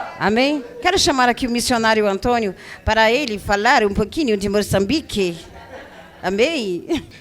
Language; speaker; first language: Portuguese; native; Portuguese